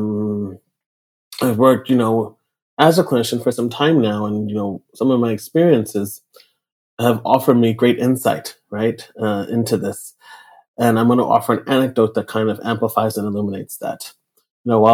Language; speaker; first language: English; native; English